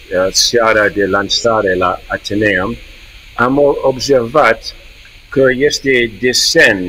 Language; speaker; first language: Romanian; early bilingual, heritage; English